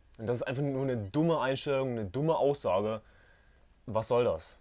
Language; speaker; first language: German; native; German